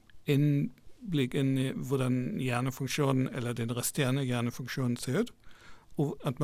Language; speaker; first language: Norwegian; non-native, fluent; German